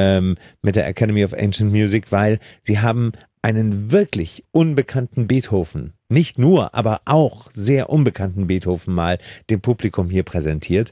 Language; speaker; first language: German; native; German